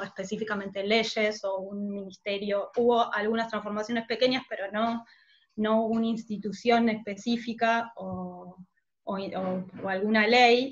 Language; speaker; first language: Spanish; native; Spanish